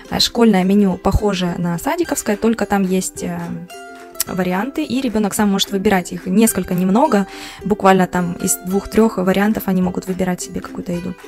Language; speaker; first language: Russian; native; Russian